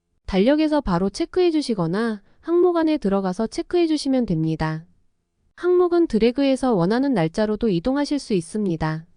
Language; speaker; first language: Korean; native; Korean